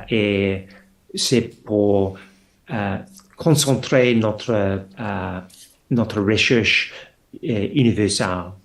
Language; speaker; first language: French; non-native, fluent; English